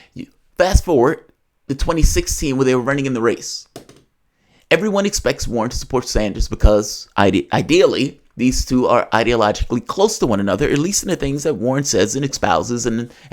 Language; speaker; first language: English; native; English